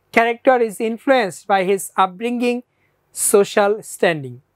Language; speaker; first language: English; non-native, local second language; Bangla